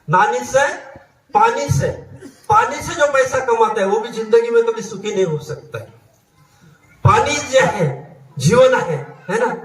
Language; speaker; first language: Hindi; non-native, local second language; Marathi